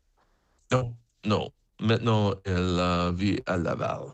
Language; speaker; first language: French; non-native, fluent; English